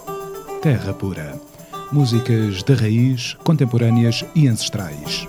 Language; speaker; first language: Portuguese; native; Portuguese